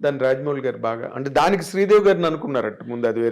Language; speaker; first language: Telugu; native; Telugu